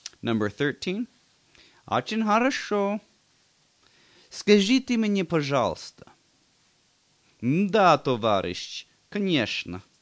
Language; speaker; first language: Russian; non-native, learner; English